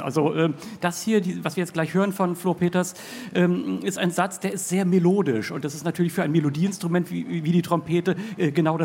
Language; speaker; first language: German; native; German